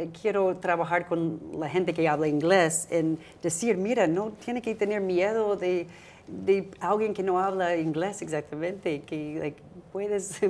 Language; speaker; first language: Spanish; non-native, fluent; English